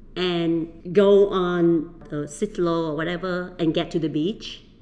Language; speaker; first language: English; early bilingual, other home language; Vietnamese